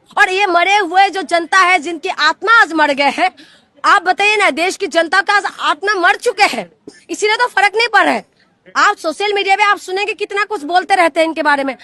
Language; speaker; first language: Hindi; non-native, local second language; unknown